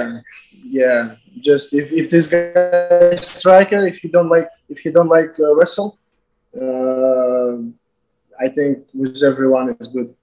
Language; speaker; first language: English; non-native, learner; Azerbaijani